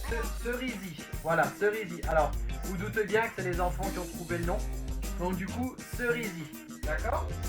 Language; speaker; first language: French; native; French